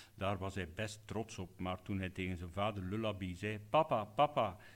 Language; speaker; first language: Dutch; native; Dutch